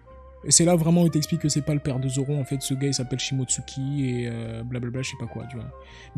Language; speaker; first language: French; native; French